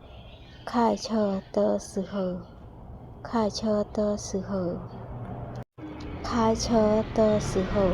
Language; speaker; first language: Chinese; non-native, fluent; Khmer